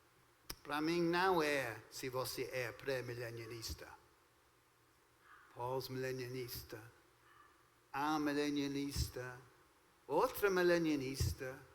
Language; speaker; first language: Portuguese; non-native, fluent; English